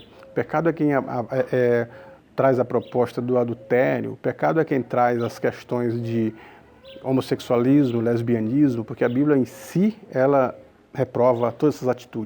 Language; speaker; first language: Portuguese; native; Portuguese